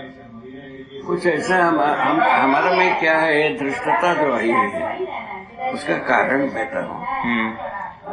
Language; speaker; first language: Hindi; non-native, local second language; Kannada